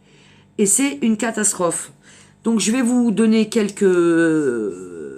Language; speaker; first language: French; native; French